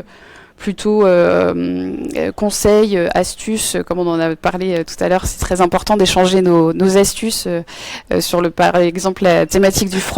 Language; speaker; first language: French; native; French